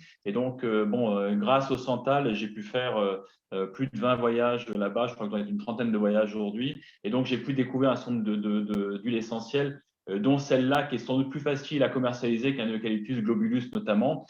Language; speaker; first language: French; native; French